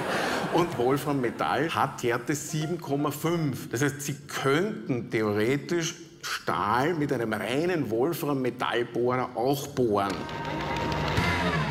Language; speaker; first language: German; native; German